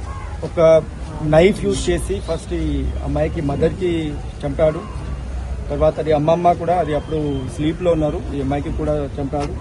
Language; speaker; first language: Telugu; non-native, local second language; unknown